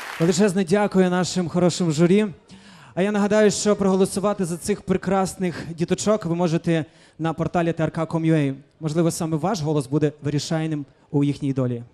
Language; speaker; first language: Ukrainian; native; Ukrainian